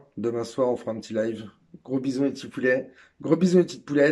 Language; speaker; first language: French; native; French